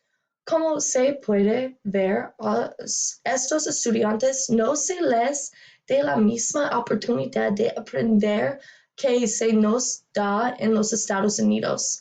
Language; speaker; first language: Spanish; non-native, learner; English